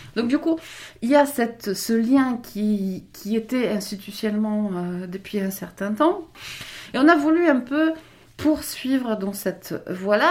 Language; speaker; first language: French; non-native, fluent; Polish